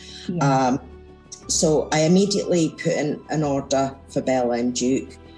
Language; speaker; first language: English; native; English